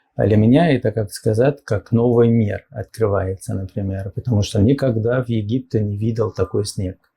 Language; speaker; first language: Russian; non-native, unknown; Arabic